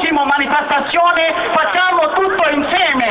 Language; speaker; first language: Italian; non-native, learner; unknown